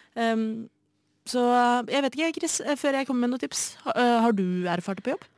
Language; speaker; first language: Norwegian; native; Norwegian